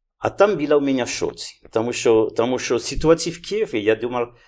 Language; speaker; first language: Ukrainian; non-native, learner; French